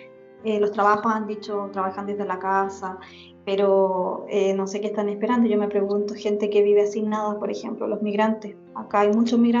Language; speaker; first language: Spanish; native; Spanish